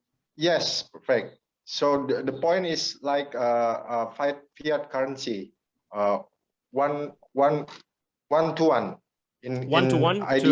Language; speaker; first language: English; non-native, learner; Indonesian